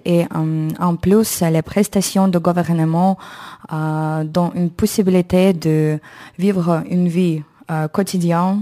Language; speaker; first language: French; non-native, learner; Ukrainian